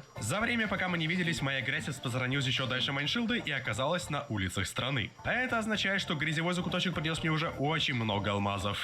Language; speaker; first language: Russian; native; Russian